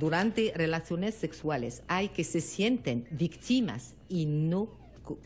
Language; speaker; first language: Spanish; non-native, learner; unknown